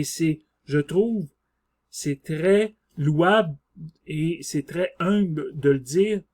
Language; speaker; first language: French; native; French